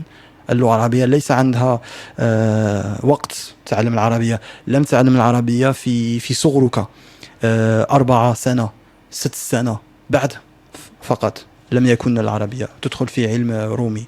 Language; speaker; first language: Arabic; non-native, learner; French